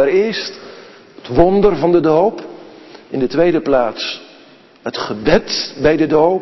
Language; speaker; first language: Dutch; native; Dutch